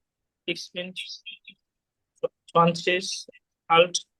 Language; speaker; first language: German; non-native, learner; Bangla